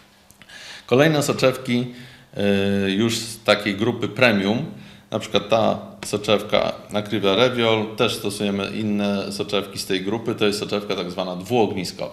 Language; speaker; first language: Polish; native; Polish